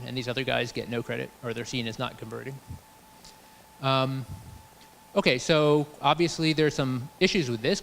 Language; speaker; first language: English; native; English